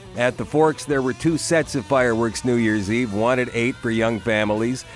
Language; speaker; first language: English; native; English